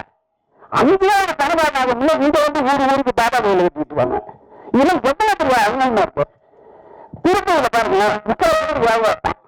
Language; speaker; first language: Tamil; native; Tamil